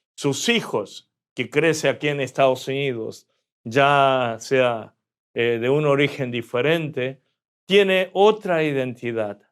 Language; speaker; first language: Spanish; early bilingual, other home language; Korean